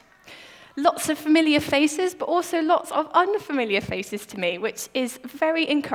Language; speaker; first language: English; native; English